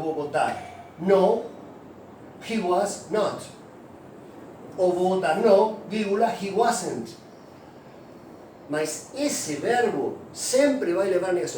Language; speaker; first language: Portuguese; non-native, fluent; Spanish